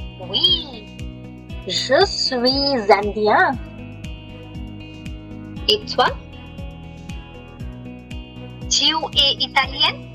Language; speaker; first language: French; non-native, fluent; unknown